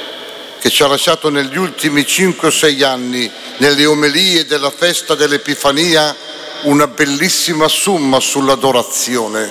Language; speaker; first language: Italian; native; Italian